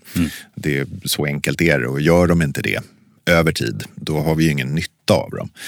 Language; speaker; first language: Swedish; native; Swedish